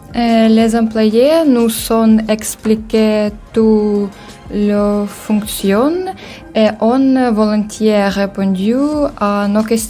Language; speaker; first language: French; non-native, learner; Ukrainian